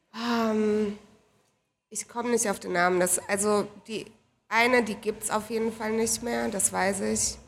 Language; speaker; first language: German; native; German